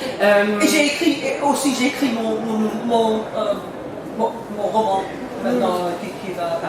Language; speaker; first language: French; non-native, learner; English